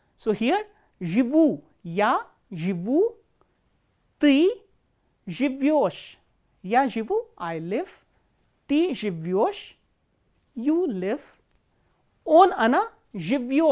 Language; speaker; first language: Russian; non-native, fluent; Hindi